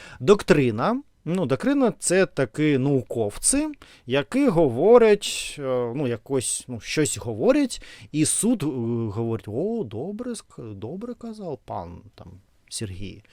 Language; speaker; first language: Ukrainian; non-native, learner; Russian